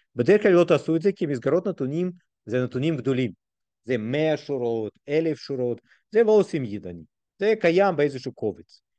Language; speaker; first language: Hebrew; non-native, fluent; Russian